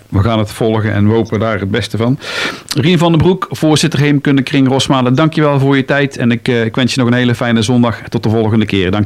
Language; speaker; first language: Dutch; native; Dutch